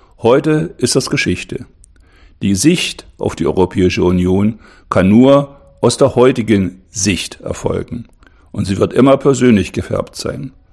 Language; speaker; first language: German; native; German